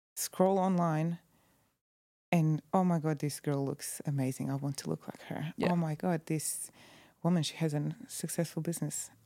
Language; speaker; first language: English; non-native, fluent; Croatian